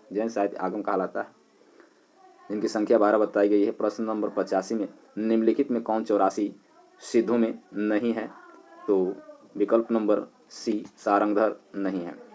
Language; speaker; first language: Hindi; native; Hindi